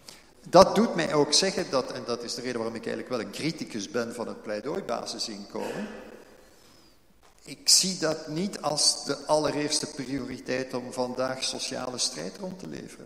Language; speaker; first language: Dutch; native; Dutch